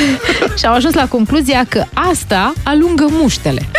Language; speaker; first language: Romanian; native; Romanian